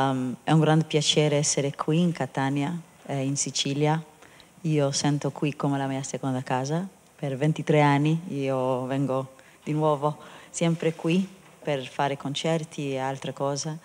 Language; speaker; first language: Italian; non-native, learner; Hebrew